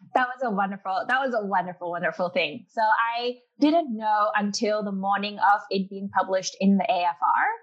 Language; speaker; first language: English; non-native, local second language; Urdu